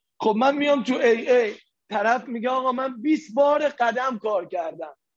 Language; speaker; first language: Persian; native; Persian